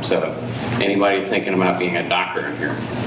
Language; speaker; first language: English; native; English